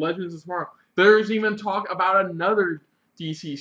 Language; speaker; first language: English; native; English